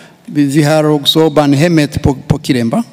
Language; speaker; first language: Swedish; non-native, fluent; Rundi